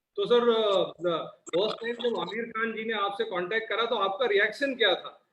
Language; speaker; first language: Hindi; native; Hindi